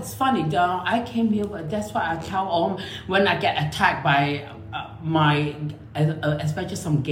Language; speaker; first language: English; non-native, local second language; Min Nan Chinese